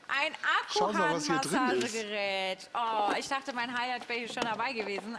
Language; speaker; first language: German; native; German